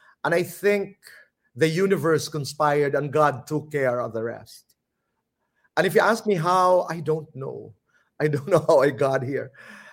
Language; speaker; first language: English; non-native, local second language; Filipino